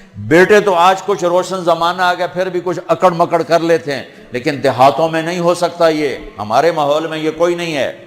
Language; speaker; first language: Urdu; non-native, local second language; Punjabi